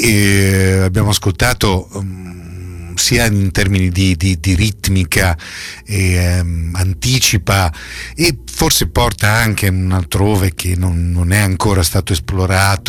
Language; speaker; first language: Italian; native; Italian